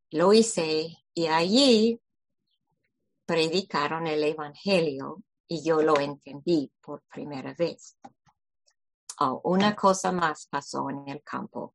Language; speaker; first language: Spanish; non-native, fluent; English